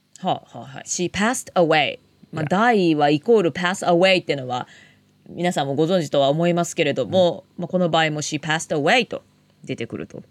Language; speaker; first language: Japanese; native; Japanese